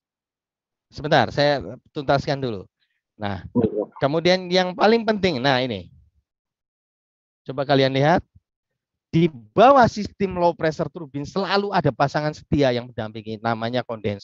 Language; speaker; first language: Indonesian; native; Indonesian